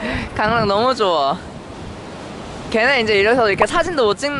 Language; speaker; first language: Korean; native; Korean